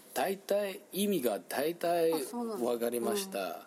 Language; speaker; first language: Japanese; non-native, learner; Chinese